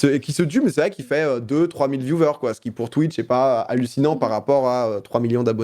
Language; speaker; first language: French; native; French